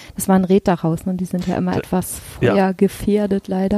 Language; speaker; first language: German; native; German